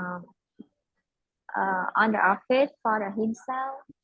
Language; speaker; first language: English; non-native, learner; Vietnamese